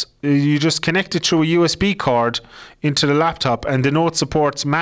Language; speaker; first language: English; native; English